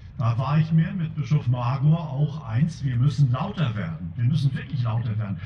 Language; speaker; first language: German; native; German